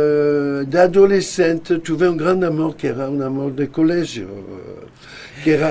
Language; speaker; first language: Spanish; non-native, fluent; French